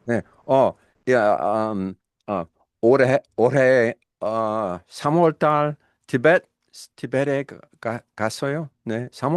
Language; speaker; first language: Korean; non-native, learner; English